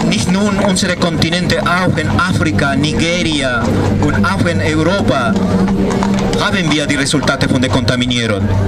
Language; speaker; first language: German; non-native, fluent; Spanish